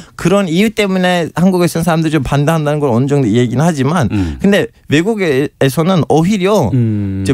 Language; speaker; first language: Korean; non-native, fluent; Turkish